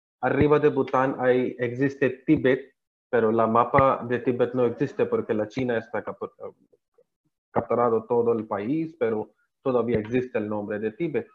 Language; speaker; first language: Spanish; non-native, learner; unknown